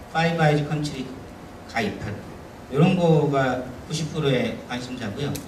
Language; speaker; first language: Korean; native; Korean